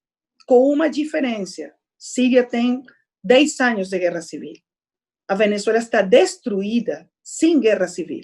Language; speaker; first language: Portuguese; non-native, fluent; Spanish